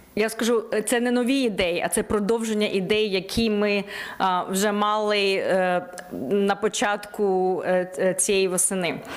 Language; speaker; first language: Ukrainian; native; Ukrainian